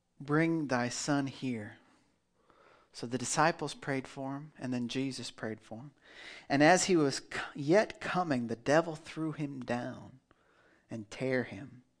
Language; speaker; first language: English; native; English